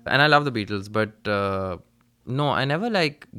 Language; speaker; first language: English; non-native, local second language; Hindi